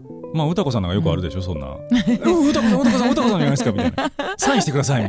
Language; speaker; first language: Japanese; native; Japanese